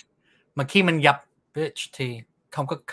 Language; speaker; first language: Vietnamese; early bilingual, heritage; Vietnamese